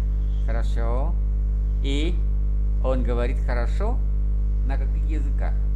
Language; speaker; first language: Russian; non-native, fluent; Vietnamese